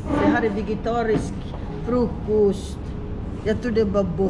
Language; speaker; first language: Swedish; non-native, learner; Filipino